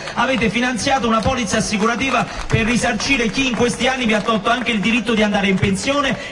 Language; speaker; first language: Italian; native; Italian